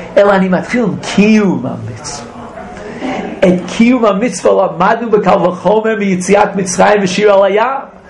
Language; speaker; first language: Hebrew; non-native, fluent; English